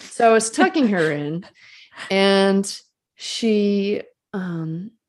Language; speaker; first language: English; native; English